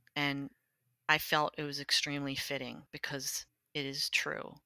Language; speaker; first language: English; native; English